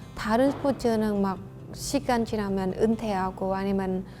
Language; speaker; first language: Korean; non-native, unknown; Khmer